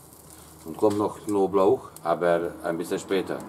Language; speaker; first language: German; non-native, learner; Hungarian